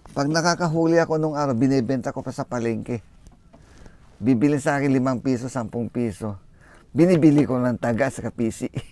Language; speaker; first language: Filipino; non-native, local second language; Iloko